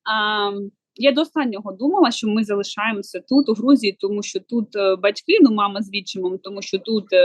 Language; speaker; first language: Ukrainian; non-native, local second language; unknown